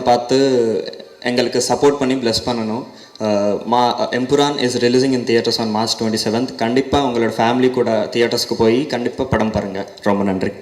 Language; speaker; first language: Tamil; non-native, learner; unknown